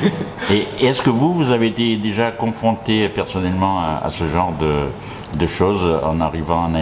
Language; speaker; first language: French; native; French